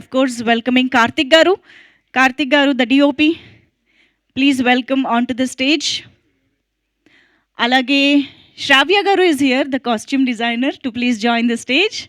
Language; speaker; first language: Telugu; native; Telugu